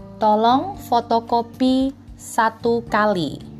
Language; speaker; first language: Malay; non-native, fluent; Chinese